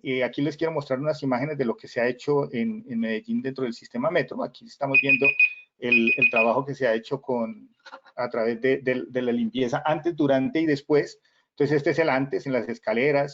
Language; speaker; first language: Spanish; native; Spanish